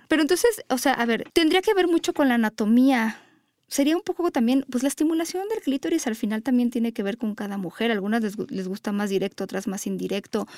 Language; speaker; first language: Spanish; native; Spanish